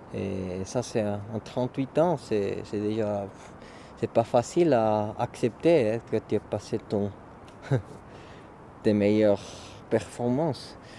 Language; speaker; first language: French; non-native, local second language; German